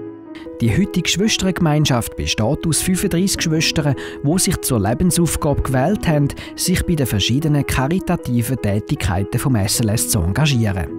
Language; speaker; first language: German; native; German